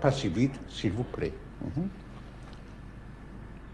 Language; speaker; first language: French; non-native, fluent; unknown